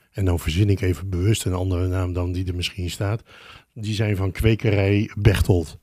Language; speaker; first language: Dutch; native; Dutch